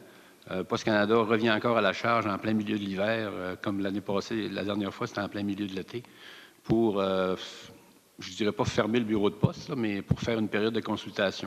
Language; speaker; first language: French; native; French